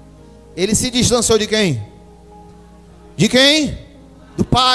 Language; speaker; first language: Portuguese; native; Portuguese